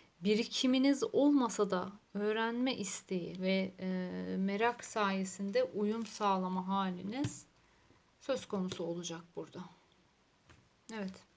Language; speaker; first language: Turkish; native; Turkish